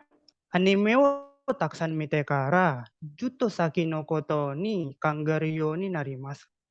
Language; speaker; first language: Japanese; non-native, learner; Indonesian